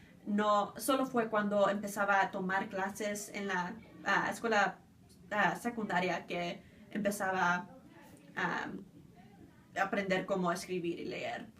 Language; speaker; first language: Spanish; early bilingual, other home language; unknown